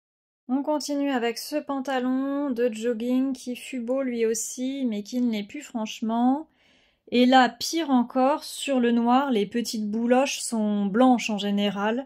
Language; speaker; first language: French; native; French